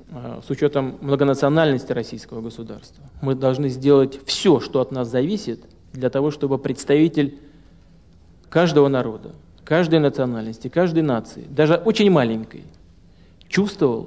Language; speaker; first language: Russian; native; Russian